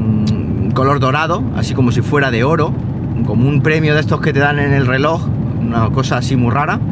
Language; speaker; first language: Spanish; native; Spanish